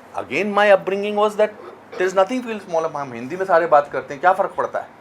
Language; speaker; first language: Hindi; native; Hindi